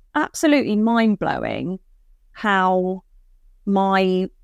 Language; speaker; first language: English; native; English